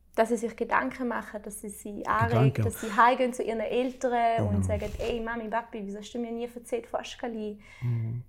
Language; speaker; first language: German; early bilingual, other home language; Albanian